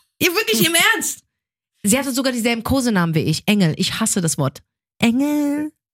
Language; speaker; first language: German; early bilingual, other home language; Arabic